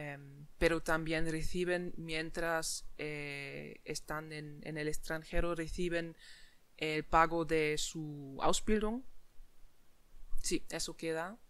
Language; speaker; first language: Spanish; non-native, fluent; German